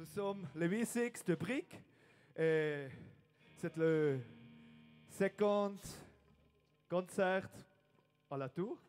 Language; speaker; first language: French; non-native, learner; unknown